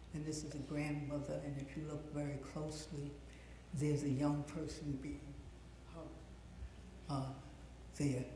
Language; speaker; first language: English; native; English